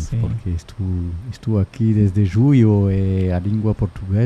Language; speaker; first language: Portuguese; non-native, learner; French